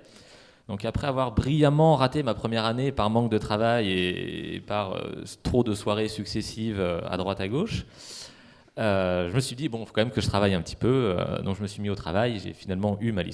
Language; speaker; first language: French; native; French